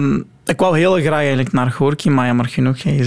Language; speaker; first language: Dutch; non-native, learner; Arabic